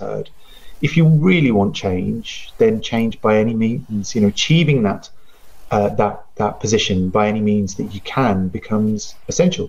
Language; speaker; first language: English; non-native, local second language; Punjabi